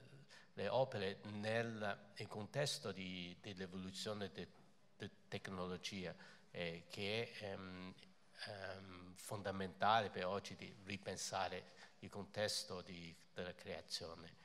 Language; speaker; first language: Italian; non-native, fluent; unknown